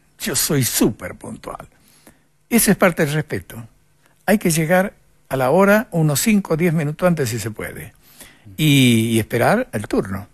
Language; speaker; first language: Spanish; native; Spanish